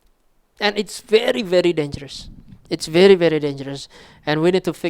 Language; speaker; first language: English; non-native, local second language; Indonesian